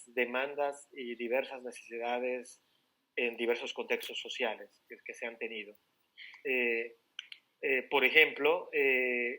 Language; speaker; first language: Spanish; native; Spanish